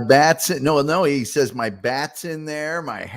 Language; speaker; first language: English; native; English